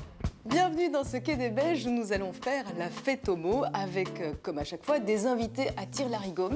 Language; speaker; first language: French; native; French